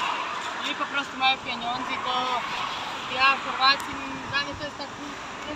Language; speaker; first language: Polish; non-native, learner; Croatian